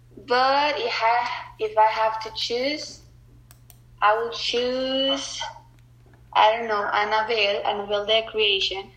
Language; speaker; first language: English; non-native, learner; Spanish